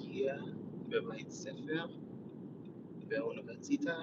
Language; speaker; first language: Hebrew; non-native, learner; English